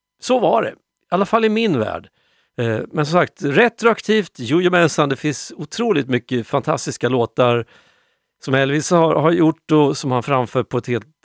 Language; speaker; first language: Swedish; native; Swedish